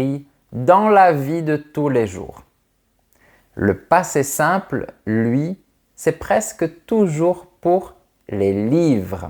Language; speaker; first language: French; native; French